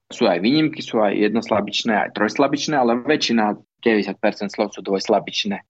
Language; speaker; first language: Slovak; native; Slovak